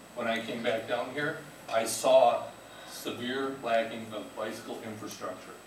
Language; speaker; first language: English; native; English